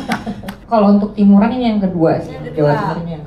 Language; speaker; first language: Indonesian; native; Indonesian